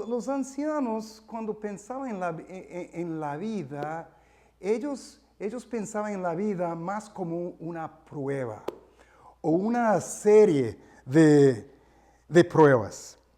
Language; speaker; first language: Spanish; non-native, fluent; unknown